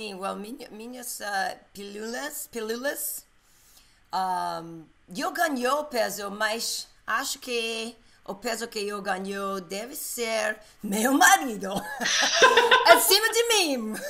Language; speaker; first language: Portuguese; non-native, learner; English